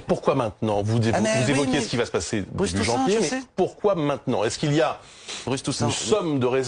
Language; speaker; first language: French; native; French